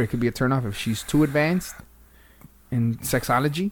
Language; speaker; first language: English; early bilingual, other home language; Spanish